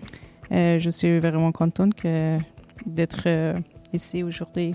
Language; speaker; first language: French; non-native, learner; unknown